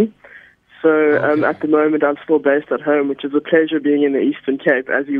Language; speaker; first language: English; native; English